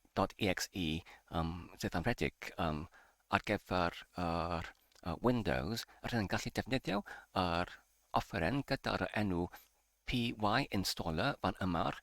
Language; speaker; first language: Welsh; non-native, learner; English